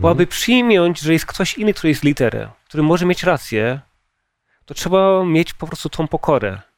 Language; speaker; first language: Polish; early bilingual, heritage; Polish